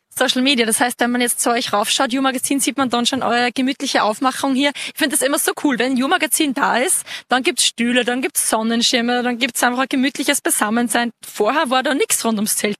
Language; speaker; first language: German; native; German